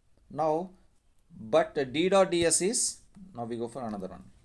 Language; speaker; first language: English; non-native, local second language; Telugu